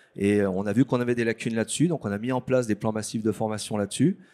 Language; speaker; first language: French; native; French